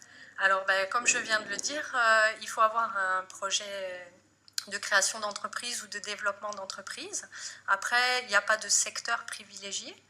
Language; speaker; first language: French; native; French